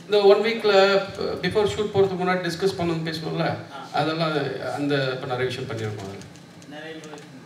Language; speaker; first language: Tamil; non-native, local second language; Malayalam